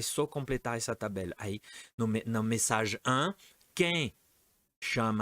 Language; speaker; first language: Portuguese; non-native, fluent; French